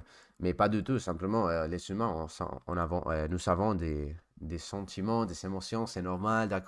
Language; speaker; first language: French; non-native, learner; Spanish